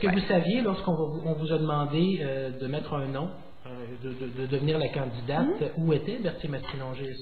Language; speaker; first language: French; native; French